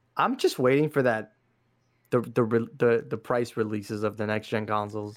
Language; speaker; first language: English; early bilingual, other home language; Arabic